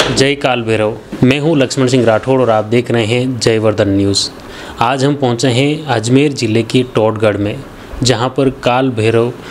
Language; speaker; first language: Hindi; native; Hindi